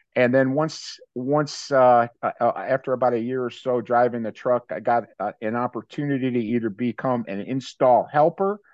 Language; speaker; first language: English; native; English